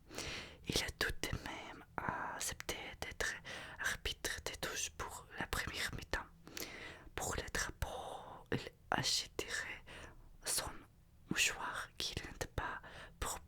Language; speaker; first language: French; non-native, learner; Russian